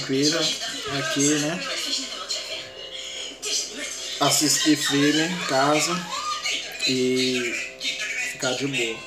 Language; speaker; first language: Portuguese; non-native, learner; Haitian Creole